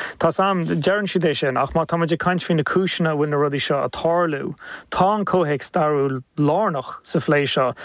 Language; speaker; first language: Irish; native; Irish